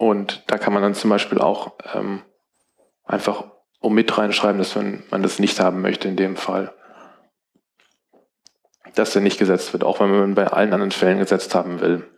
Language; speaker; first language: German; native; German